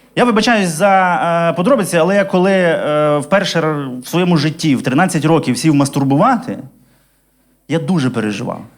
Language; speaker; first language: Ukrainian; native; Ukrainian